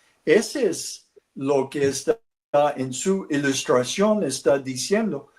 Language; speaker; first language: Spanish; non-native, learner; English